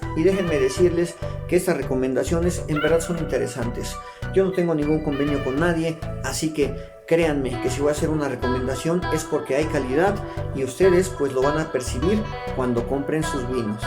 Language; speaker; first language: Spanish; native; Spanish